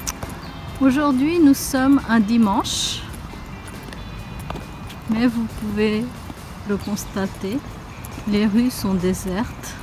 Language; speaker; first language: French; non-native, fluent; Bangla